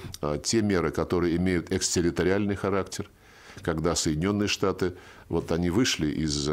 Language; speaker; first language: Russian; native; Russian